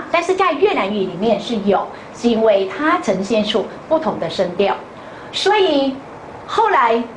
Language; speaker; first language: Chinese; non-native, fluent; Vietnamese